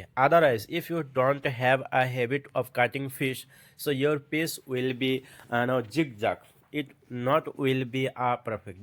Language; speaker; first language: English; non-native, learner; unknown